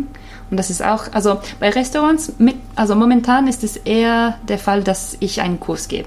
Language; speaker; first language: German; non-native, fluent; Japanese